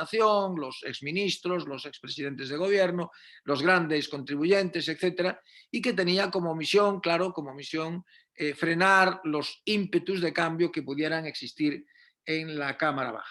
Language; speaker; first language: Spanish; native; Spanish